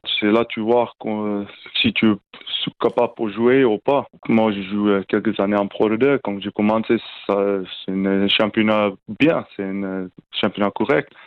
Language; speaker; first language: French; non-native, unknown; Afrikaans